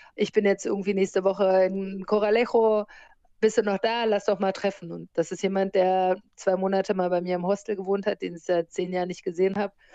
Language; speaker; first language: German; native; German